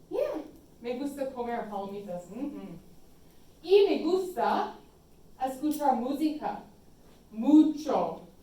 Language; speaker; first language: Spanish; non-native, fluent; English